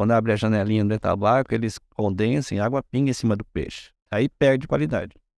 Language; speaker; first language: Portuguese; early bilingual, other home language; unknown